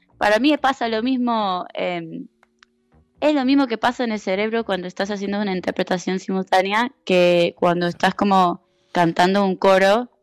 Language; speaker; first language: Spanish; non-native, fluent; English